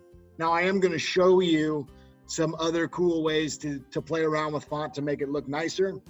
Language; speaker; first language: English; native; English